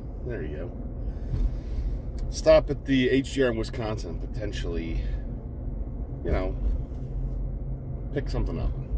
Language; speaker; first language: English; native; English